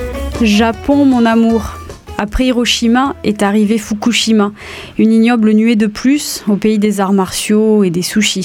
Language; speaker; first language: French; native; French